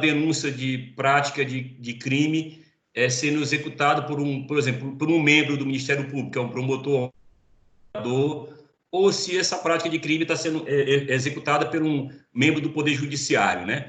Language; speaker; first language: Portuguese; native; Portuguese